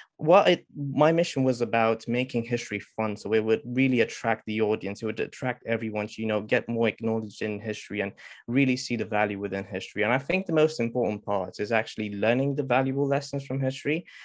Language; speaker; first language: English; non-native, fluent; Romanian